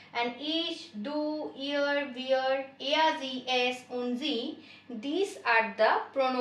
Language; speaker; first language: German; non-native, fluent; Hindi